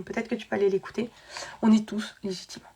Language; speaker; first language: French; native; French